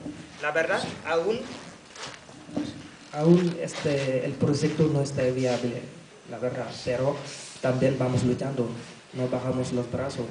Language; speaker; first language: Spanish; non-native, learner; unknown